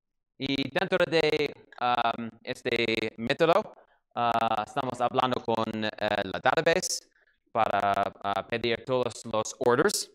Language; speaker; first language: Spanish; non-native, learner; English